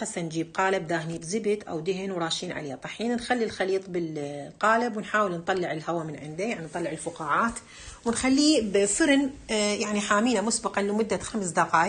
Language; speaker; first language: Arabic; native; Arabic